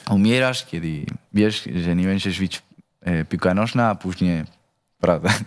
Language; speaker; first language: Polish; non-native, learner; Spanish